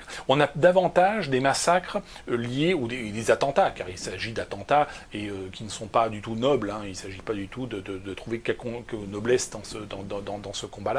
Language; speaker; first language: French; native; French